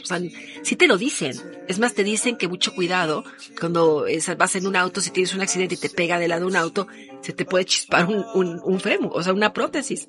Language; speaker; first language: Spanish; native; Spanish